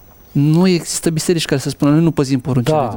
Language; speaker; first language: Romanian; native; Romanian